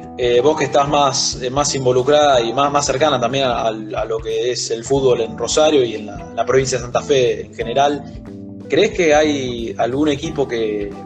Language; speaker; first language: Spanish; native; Spanish